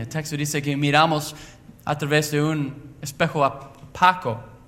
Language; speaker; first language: Spanish; non-native, learner; English